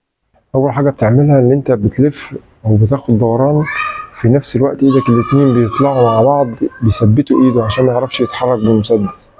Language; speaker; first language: Arabic; native; Arabic